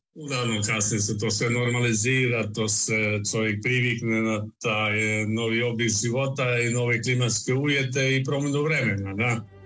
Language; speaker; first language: Croatian; native; Croatian